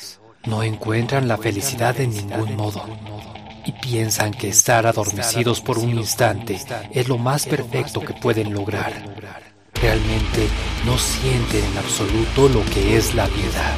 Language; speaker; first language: Spanish; native; Spanish